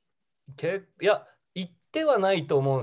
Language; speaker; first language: Japanese; native; Japanese